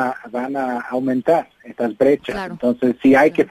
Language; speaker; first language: Spanish; non-native, fluent; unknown